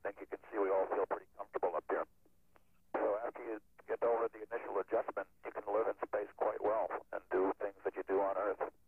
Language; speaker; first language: English; native; English